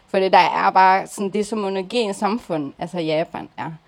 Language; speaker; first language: Danish; early bilingual, other home language; Japanese